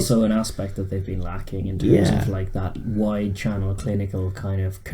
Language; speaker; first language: English; native; English